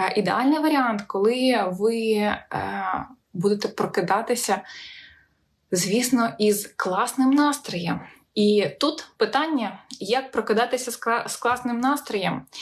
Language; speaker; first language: Ukrainian; non-native, local second language; Russian